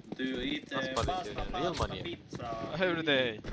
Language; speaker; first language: English; non-native, learner; Turkish